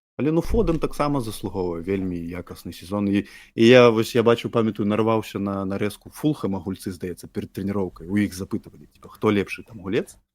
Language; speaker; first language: Belarusian; non-native, local second language; Russian